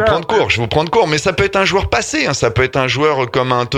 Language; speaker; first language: French; native; French